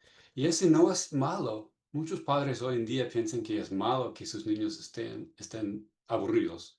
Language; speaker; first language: Spanish; non-native, fluent; English